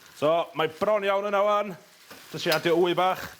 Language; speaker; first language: Welsh; native; Welsh